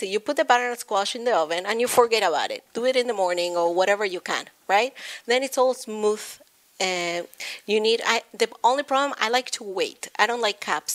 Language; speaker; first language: English; non-native, fluent; Spanish